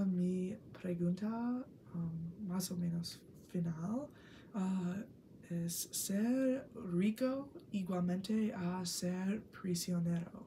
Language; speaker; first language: Spanish; non-native, learner; English